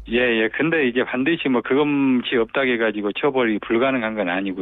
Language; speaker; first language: Korean; native; Korean